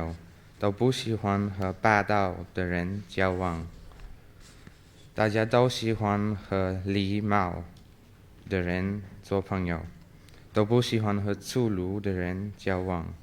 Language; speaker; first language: Chinese; non-native, fluent; English